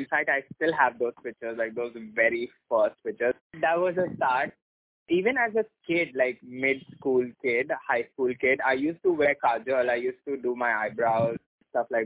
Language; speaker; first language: English; non-native, local second language; Hindi